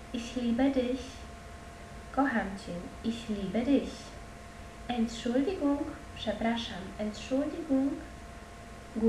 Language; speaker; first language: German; non-native, fluent; Polish